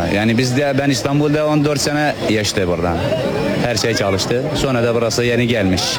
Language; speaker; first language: Turkish; non-native, learner; Arabic